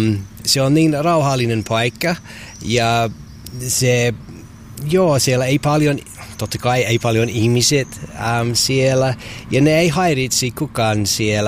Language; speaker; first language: Finnish; non-native, learner; English